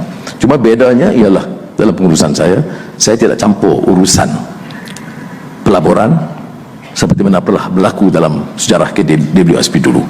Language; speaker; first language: Malay; native; Malay